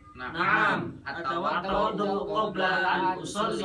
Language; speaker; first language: Arabic; non-native, learner; Indonesian